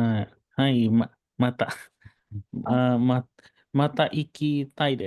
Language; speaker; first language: Japanese; non-native, learner; Indonesian